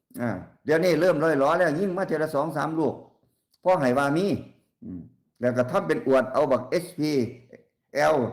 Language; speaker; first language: Thai; non-native, local second language; Lao